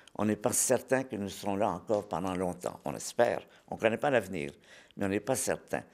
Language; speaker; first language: French; native; French